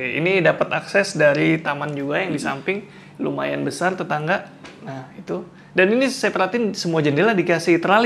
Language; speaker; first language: Indonesian; native; Indonesian